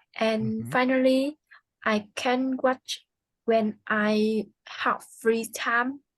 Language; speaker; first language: English; non-native, learner; Vietnamese